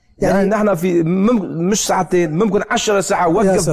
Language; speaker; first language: Arabic; non-native, learner; Turkish